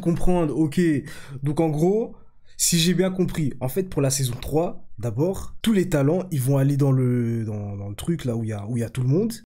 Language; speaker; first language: French; native; French